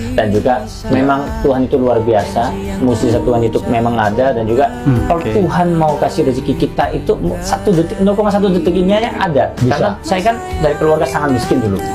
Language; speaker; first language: Indonesian; non-native, fluent; Korean